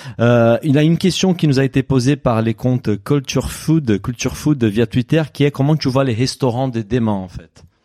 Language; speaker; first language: French; non-native, fluent; Portuguese